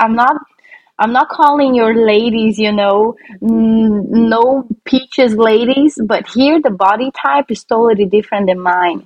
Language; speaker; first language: English; non-native, fluent; Portuguese